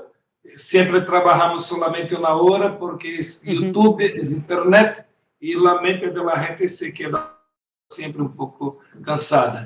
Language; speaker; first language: Spanish; non-native, learner; Portuguese